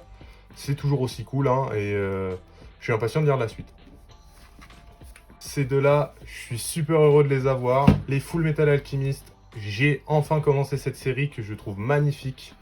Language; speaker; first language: French; native; French